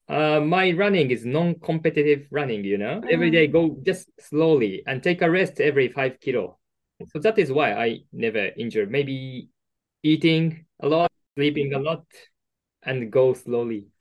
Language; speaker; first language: English; non-native, learner; Japanese